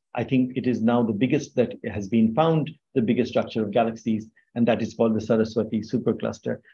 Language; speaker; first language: English; non-native, local second language; Bangla